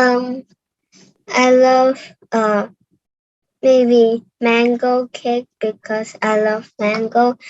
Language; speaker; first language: English; non-native, learner; Cantonese